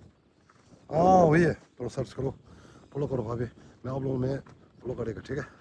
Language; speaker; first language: Hindi; non-native, local second language; Tibetan